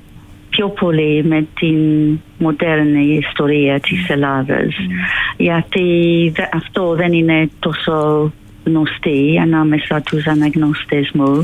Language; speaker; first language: Greek; non-native, fluent; English